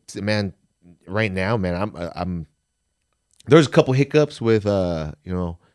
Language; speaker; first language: English; native; English